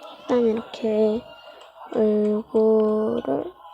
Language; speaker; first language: Korean; native; Korean